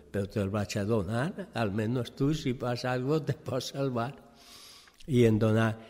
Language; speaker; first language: Catalan; early bilingual, other home language; French